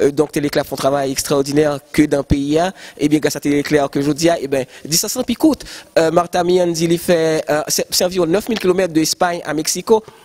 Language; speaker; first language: French; non-native, local second language; Haitian Creole